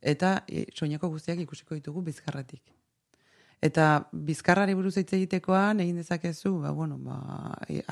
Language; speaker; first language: Basque; native; Basque